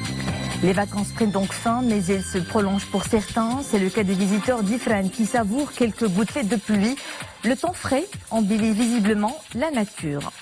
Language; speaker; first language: French; non-native, local second language; Arabic